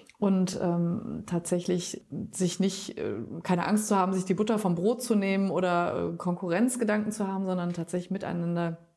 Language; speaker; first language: German; native; German